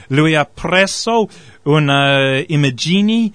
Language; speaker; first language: Italian; non-native, learner; English